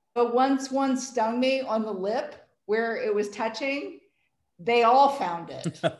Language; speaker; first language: English; native; English